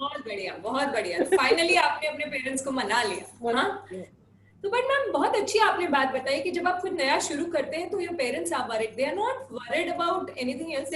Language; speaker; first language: Hindi; native; Hindi